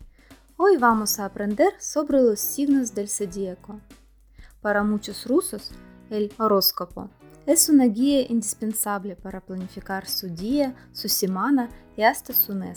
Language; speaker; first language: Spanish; non-native, fluent; Russian